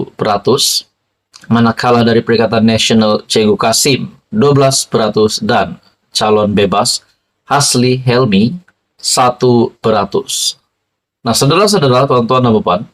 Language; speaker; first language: Malay; native; Malay